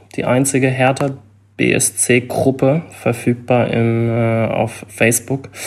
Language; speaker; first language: German; native; German